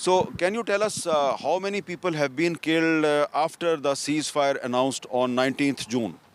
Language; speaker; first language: English; non-native, local second language; Urdu